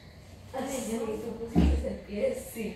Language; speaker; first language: Spanish; early bilingual, heritage; Spanish